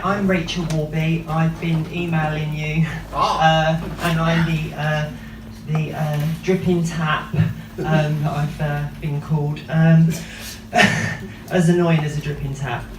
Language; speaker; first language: English; native; English